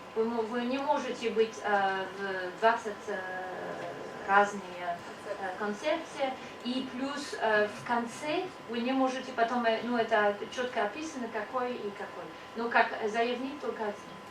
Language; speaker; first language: Russian; non-native, learner; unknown